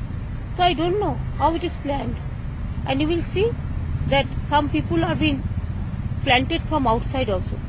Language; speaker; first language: Hindi; non-native, local second language; Bangla